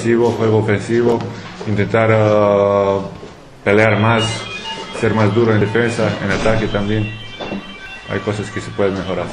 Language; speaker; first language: Spanish; non-native, fluent; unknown